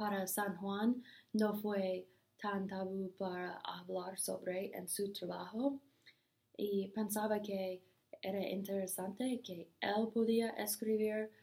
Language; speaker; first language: Spanish; non-native, learner; English